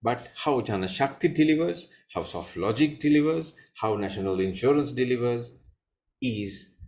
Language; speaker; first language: English; non-native, local second language; Sinhala